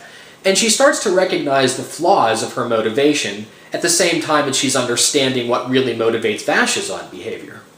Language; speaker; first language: English; native; English